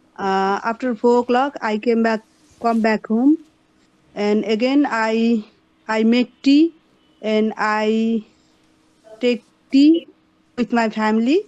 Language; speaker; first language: English; non-native, learner; Hindi